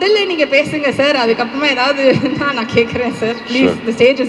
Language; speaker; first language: Tamil; native; Tamil